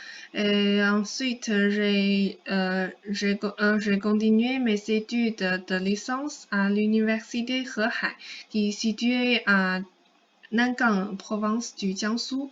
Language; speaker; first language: French; non-native, fluent; Chinese